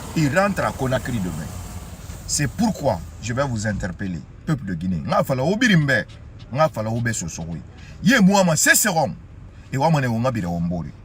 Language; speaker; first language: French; non-native, local second language; Susu